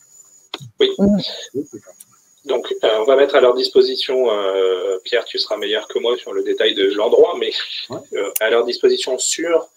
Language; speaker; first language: French; native; French